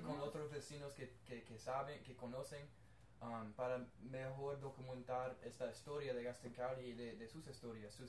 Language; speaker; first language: Spanish; non-native, learner; English